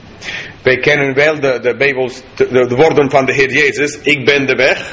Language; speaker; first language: Dutch; non-native, fluent; English